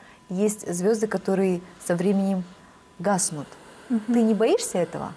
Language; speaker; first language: Russian; native; Russian